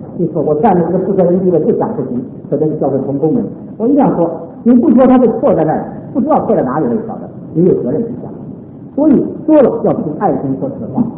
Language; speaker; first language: Chinese; native; Chinese